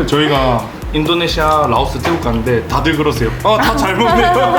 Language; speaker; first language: Korean; native; Korean